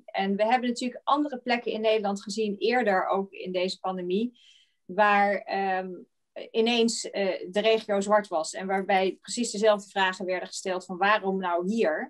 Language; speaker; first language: Dutch; native; Dutch